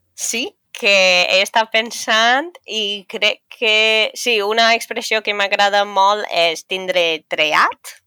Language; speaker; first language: Catalan; non-native, fluent; English